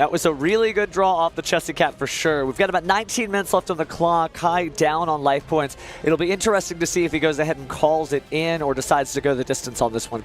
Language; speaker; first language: English; native; English